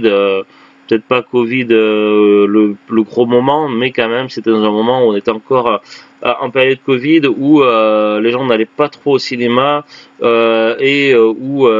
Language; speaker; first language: French; native; French